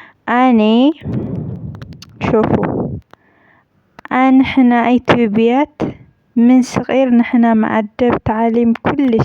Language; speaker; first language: Arabic; non-native, learner; Amharic